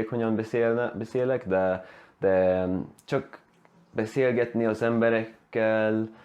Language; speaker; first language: Hungarian; non-native, learner; Swedish